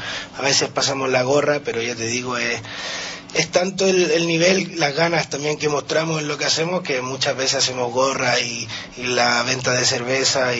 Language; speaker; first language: Spanish; native; Spanish